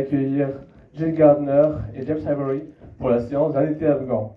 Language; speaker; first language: French; native; French